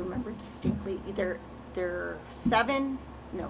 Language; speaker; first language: English; native; English